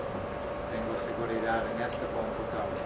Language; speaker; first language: Spanish; non-native, fluent; English